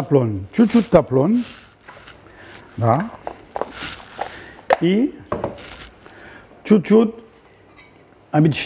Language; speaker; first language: Russian; non-native, learner; French